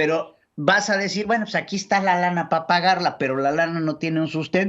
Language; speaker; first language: Spanish; native; Spanish